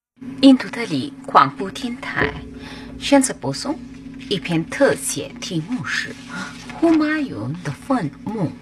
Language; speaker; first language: Chinese; non-native, fluent; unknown